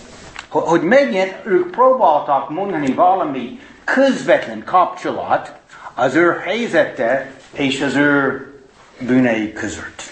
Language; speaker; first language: Hungarian; non-native, fluent; English